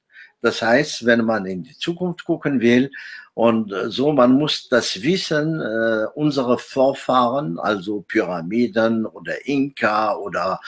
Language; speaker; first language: German; non-native, fluent; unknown